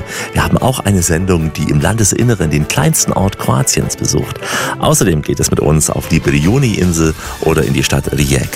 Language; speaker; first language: German; native; German